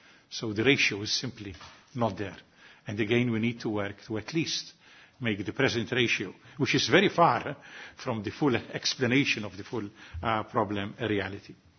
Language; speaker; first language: English; non-native, local second language; Maltese